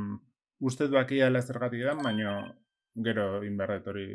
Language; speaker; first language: Basque; non-native, local second language; Spanish